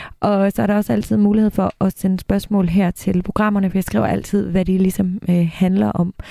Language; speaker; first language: Danish; native; Danish